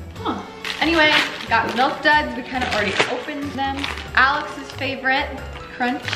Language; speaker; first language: English; native; English